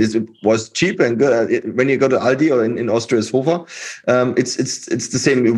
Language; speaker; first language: English; non-native, fluent; German